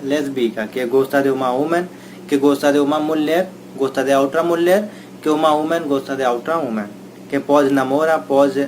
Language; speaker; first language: Portuguese; non-native, learner; Hindi